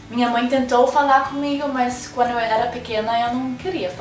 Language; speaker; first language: Portuguese; non-native, fluent; German